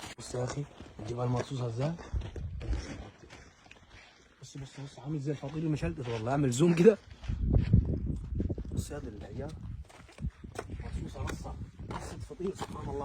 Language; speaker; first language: Arabic; native; Arabic